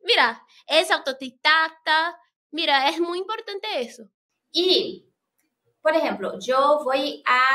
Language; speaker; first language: Spanish; non-native, fluent; Portuguese